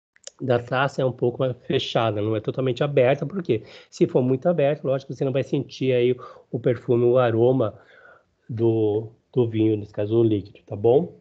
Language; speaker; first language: Portuguese; native; Portuguese